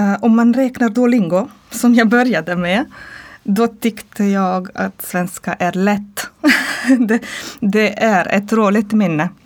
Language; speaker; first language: Swedish; non-native, learner; Croatian